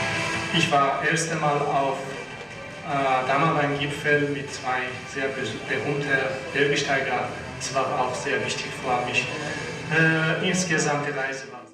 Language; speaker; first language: German; non-native, fluent; Persian